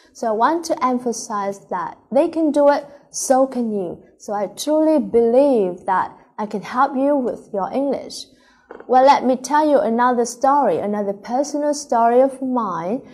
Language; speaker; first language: English; non-native, fluent; Vietnamese